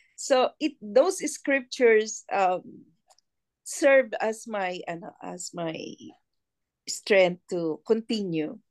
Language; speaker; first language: English; non-native, local second language; Filipino